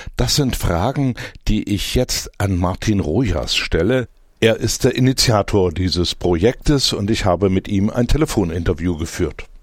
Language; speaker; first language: German; native; German